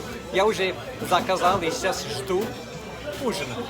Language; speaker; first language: Russian; non-native, fluent; English